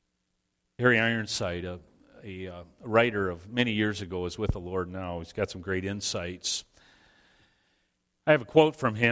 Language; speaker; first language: English; native; English